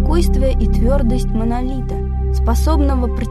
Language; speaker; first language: Russian; native; Russian